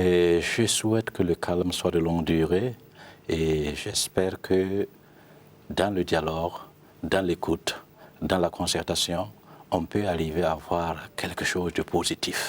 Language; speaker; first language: French; non-native, local second language; Mossi